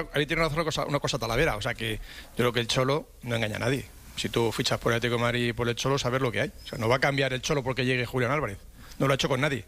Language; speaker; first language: Spanish; native; Spanish